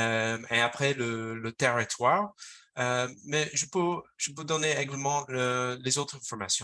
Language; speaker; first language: French; non-native, fluent; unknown